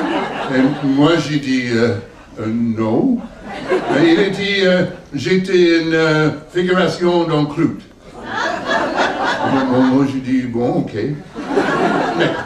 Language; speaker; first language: French; non-native, learner; English